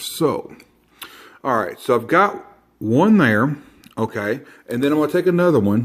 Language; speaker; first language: English; native; English